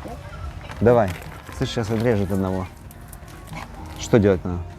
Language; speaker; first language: Russian; native; Russian